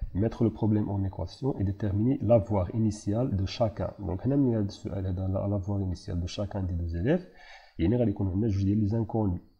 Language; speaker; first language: French; non-native, local second language; Arabic